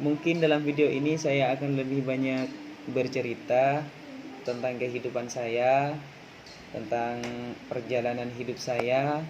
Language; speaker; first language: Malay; non-native, local second language; Madurese